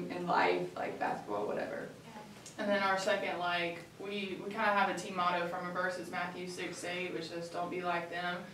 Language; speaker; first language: English; native; English